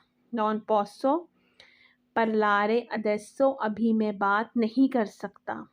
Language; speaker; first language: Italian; non-native, learner; Urdu